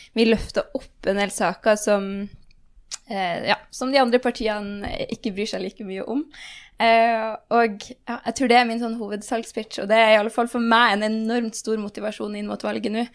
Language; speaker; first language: Norwegian; native; Norwegian